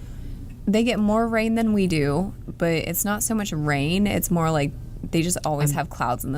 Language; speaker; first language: English; native; English